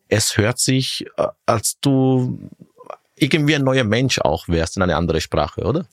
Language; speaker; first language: German; non-native, fluent; Italian